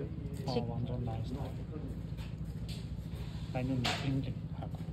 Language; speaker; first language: Korean; non-native, learner; English